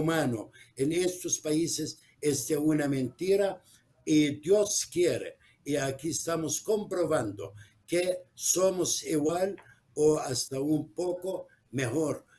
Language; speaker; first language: Spanish; non-native, fluent; Arabic